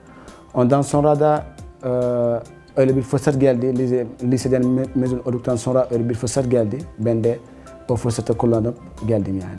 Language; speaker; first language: Turkish; non-native, fluent; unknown